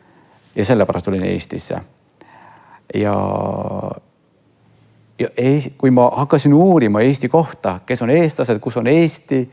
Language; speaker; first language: Estonian; non-native, fluent; Kurdish